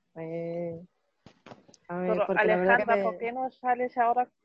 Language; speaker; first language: Spanish; non-native, fluent; German